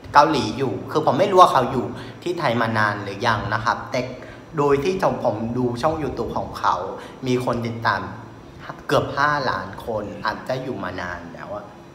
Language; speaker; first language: Thai; non-native, fluent; Vietnamese